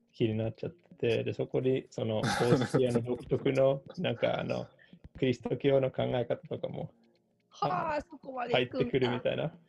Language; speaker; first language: Japanese; non-native, fluent; Finnish